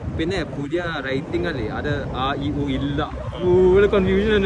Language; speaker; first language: Malayalam; non-native, learner; Chinese